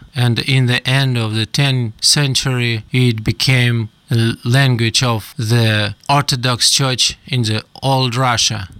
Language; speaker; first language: English; non-native, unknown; Russian